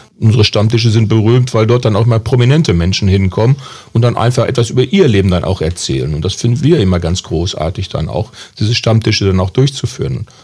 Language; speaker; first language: German; native; German